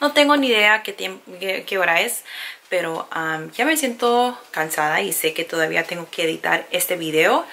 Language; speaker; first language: Spanish; early bilingual, heritage; Spanish